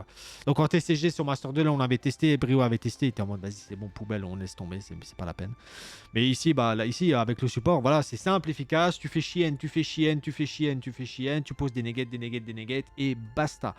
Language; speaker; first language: French; native; French